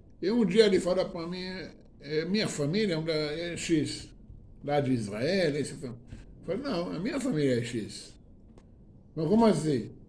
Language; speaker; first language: Portuguese; non-native, fluent; Hebrew